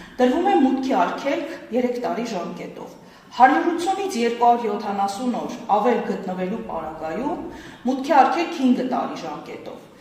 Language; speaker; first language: Armenian; native; Armenian